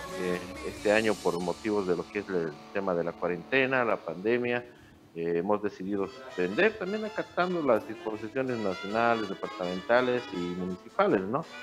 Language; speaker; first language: Spanish; native; Spanish